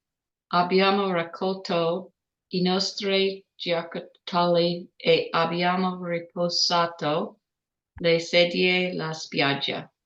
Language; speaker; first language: Italian; non-native, learner; English